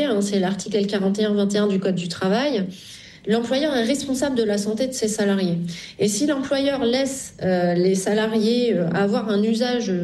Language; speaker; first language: French; native; French